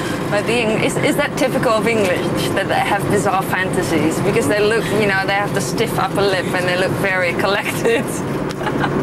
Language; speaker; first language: English; non-native, fluent; Dutch